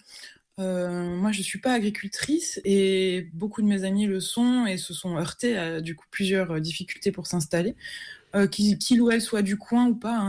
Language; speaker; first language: French; native; French